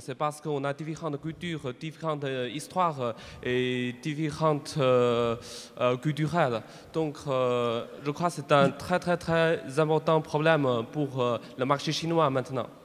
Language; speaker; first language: French; non-native, fluent; Chinese